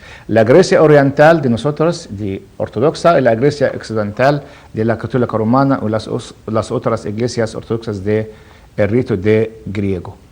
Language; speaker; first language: Spanish; non-native, learner; Arabic